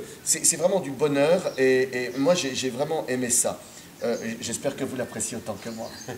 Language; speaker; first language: French; native; French